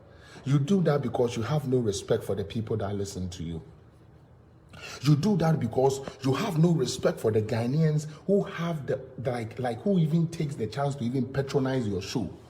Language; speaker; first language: English; non-native, local second language; Akan